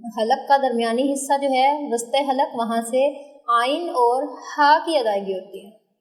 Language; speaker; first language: Urdu; native; Urdu